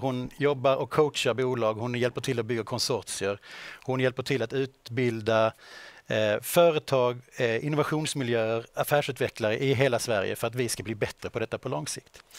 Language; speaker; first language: Swedish; native; Swedish